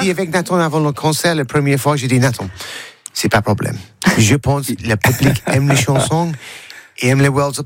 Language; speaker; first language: French; non-native, learner; English